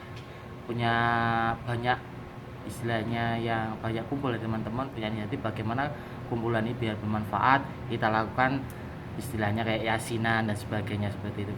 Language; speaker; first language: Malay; non-native, local second language; Javanese